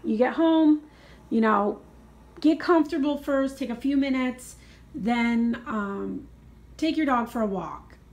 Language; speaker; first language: English; native; English